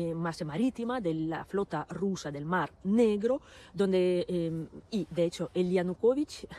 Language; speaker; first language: Spanish; non-native, fluent; Ukrainian